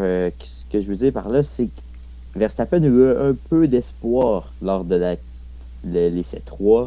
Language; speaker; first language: French; native; French